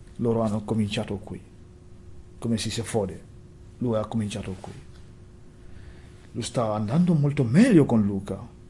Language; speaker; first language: Italian; non-native, learner; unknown